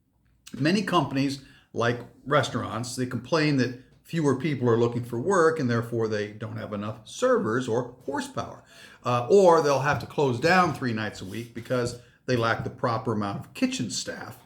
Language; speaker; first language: English; native; English